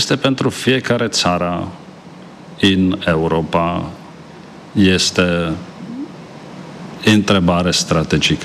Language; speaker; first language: Romanian; non-native, fluent; Czech